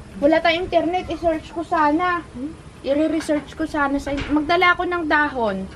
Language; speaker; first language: Filipino; non-native, local second language; Iloko